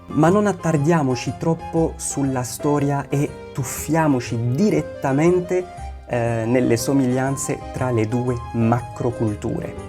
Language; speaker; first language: Italian; non-native, fluent; Arabic